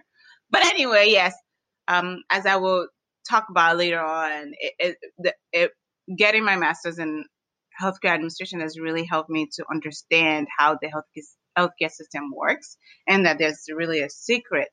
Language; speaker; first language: English; native; English